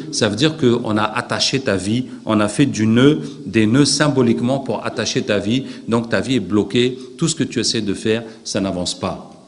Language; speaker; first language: French; non-native, local second language; Arabic